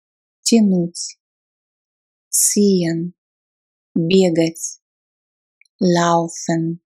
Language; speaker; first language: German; non-native, fluent; Russian